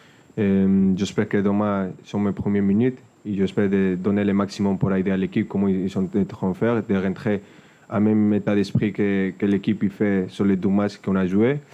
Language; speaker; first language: French; non-native, fluent; Spanish